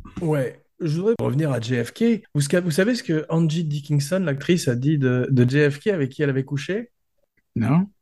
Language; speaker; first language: French; native; French